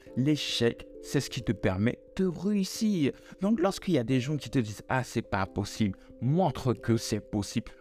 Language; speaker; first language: French; native; French